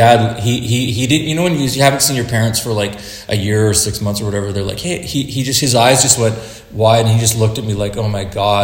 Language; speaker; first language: English; native; English